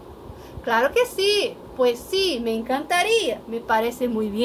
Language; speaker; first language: Spanish; non-native, fluent; Portuguese